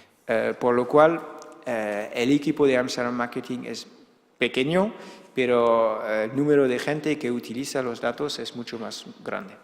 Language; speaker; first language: Spanish; non-native, fluent; Dutch